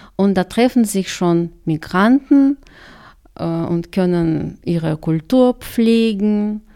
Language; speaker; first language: German; non-native, fluent; Russian